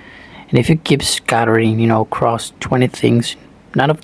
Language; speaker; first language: English; non-native, fluent; Spanish